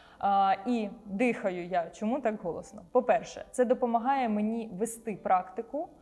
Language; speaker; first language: Ukrainian; non-native, local second language; Russian